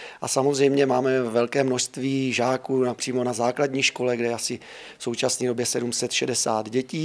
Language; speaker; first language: Czech; native; Czech